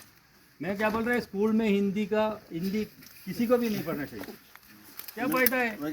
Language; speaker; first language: Hindi; non-native, local second language; Malayalam